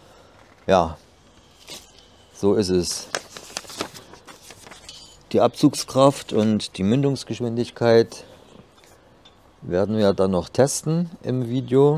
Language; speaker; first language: German; native; German